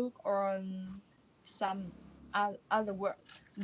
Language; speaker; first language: English; non-native, learner; Vietnamese